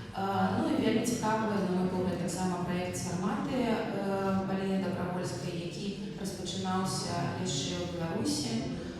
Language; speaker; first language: Belarusian; non-native, local second language; Russian